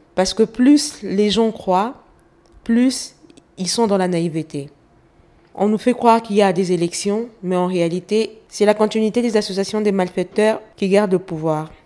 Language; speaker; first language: French; non-native, local second language; Lingala